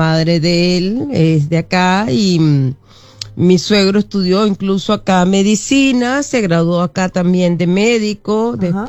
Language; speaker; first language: Spanish; native; Spanish